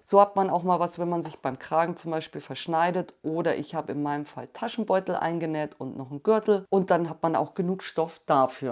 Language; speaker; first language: German; native; German